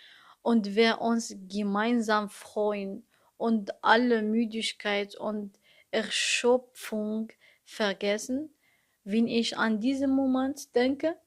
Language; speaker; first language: German; non-native, learner; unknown